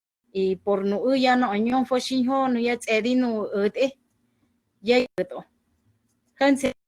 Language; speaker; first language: Spanish; non-native, local second language; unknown